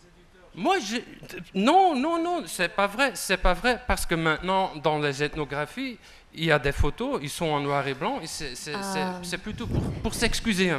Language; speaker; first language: French; non-native, local second language; Dutch